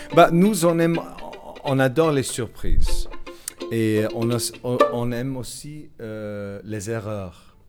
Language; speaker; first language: French; non-native, fluent; English